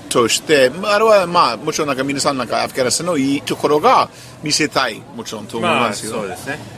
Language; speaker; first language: Japanese; non-native, fluent; English